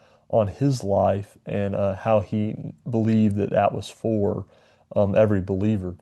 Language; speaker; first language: English; native; English